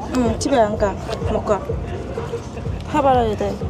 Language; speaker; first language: Korean; non-native, learner; Vietnamese